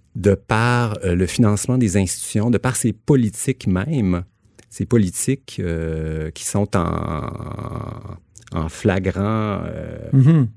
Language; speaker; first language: French; native; French